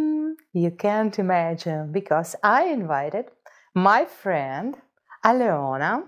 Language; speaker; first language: English; non-native, fluent; Russian